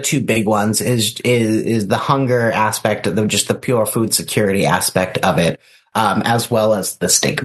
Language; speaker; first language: English; native; English